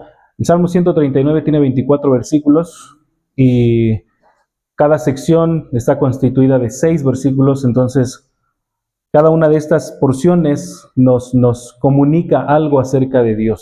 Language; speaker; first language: Spanish; native; Spanish